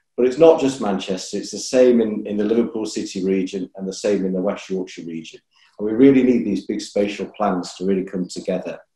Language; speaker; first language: English; native; English